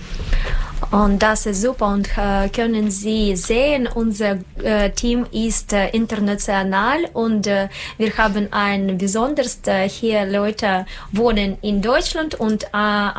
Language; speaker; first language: German; non-native, learner; Russian